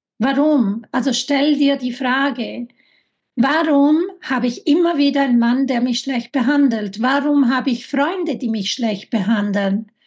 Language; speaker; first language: German; early bilingual, other home language; Italian